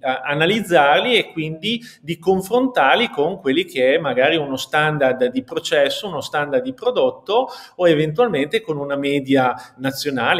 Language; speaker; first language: Italian; native; Italian